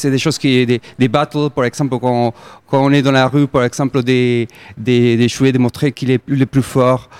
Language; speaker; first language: French; non-native, fluent; Spanish